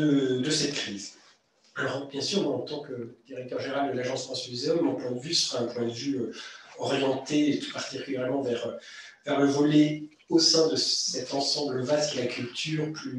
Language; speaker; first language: French; native; French